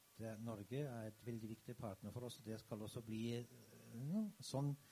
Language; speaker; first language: Norwegian; non-native, fluent; German